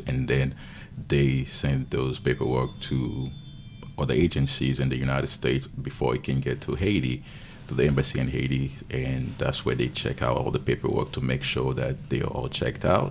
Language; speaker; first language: English; non-native, fluent; Haitian Creole